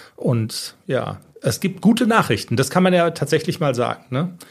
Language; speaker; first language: German; native; German